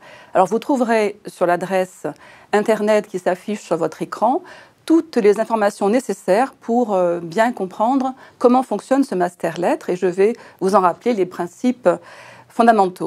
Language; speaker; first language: French; native; French